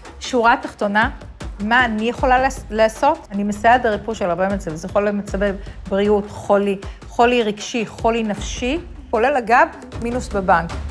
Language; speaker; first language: Hebrew; native; Hebrew